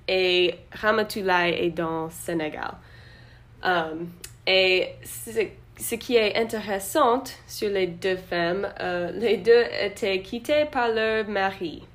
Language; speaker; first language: French; non-native, learner; English